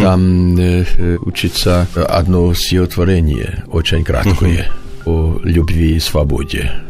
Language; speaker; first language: Russian; non-native, learner; Hungarian